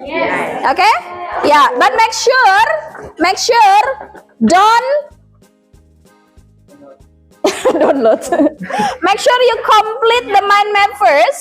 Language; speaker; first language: English; non-native, fluent; Indonesian